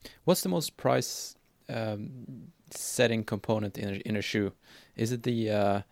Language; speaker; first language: English; non-native, fluent; Norwegian